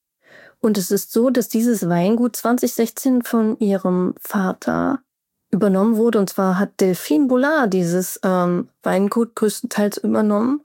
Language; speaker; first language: German; native; German